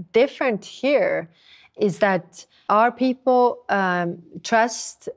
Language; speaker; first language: English; non-native, fluent; Estonian